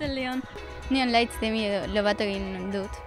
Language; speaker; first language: Basque; non-native, local second language; Spanish